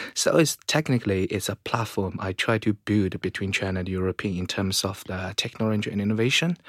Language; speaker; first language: English; non-native, fluent; Chinese